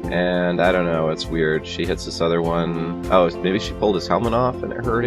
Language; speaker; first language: English; native; English